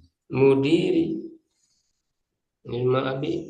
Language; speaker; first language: Arabic; non-native, fluent; Indonesian